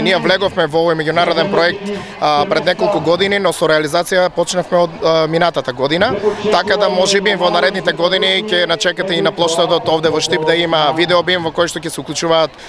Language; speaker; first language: Macedonian; native; Macedonian